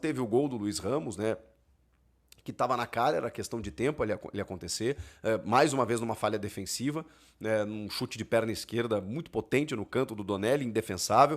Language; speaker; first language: Portuguese; native; Portuguese